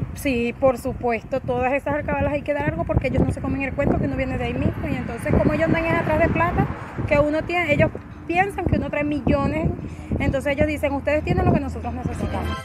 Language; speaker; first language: Spanish; native; Spanish